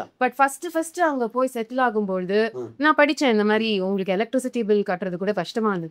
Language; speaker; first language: Tamil; native; Tamil